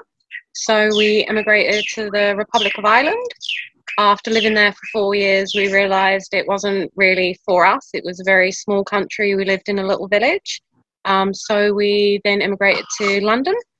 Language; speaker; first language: English; native; English